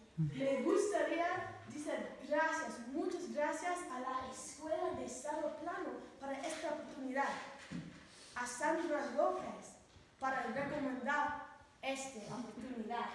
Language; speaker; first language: Spanish; non-native, learner; English